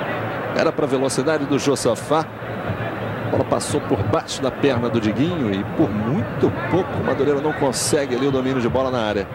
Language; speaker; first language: Portuguese; native; Portuguese